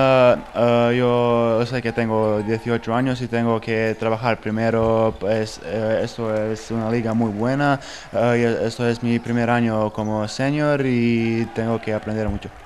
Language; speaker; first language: Spanish; non-native, fluent; Bosnian